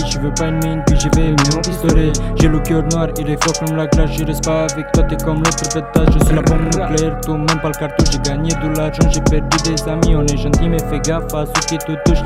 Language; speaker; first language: French; non-native, learner; Romanian